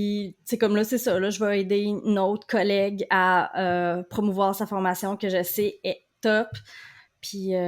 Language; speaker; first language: French; native; French